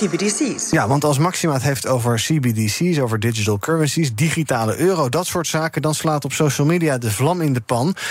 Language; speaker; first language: Dutch; native; Dutch